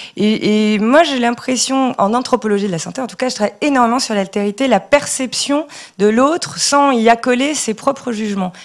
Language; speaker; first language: French; native; French